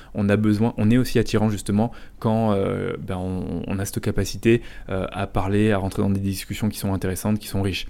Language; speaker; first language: French; native; French